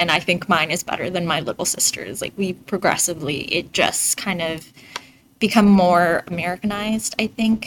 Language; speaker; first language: English; early bilingual, other home language; Bangla